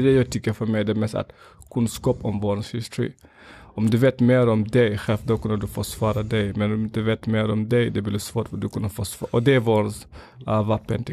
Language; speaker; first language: Swedish; non-native, fluent; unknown